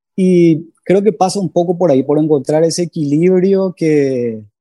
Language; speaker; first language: Spanish; native; Spanish